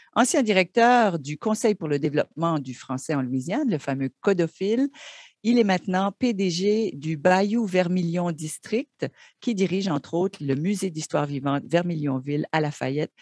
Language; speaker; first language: French; native; French